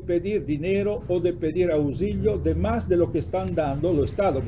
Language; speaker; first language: Spanish; non-native, fluent; Italian